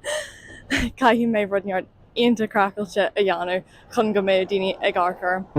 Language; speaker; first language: Irish; non-native, local second language; English